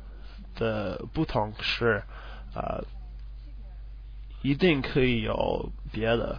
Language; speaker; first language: Chinese; non-native, learner; English